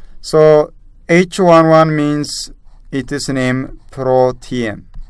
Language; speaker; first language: English; non-native, local second language; Amharic